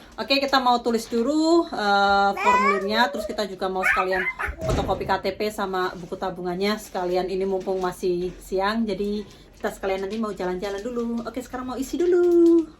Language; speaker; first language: Indonesian; native; Indonesian